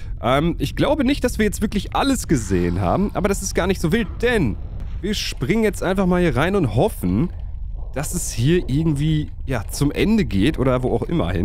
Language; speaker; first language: German; native; German